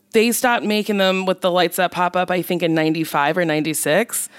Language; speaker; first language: English; native; English